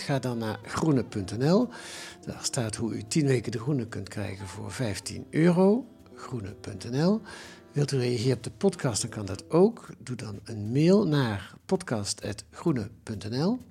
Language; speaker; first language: Dutch; native; Dutch